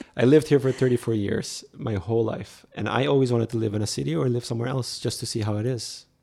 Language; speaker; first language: English; non-native, fluent; Papiamento